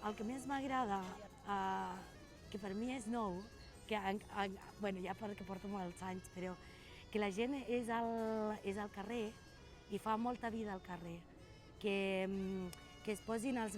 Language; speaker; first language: Catalan; non-native, fluent; Spanish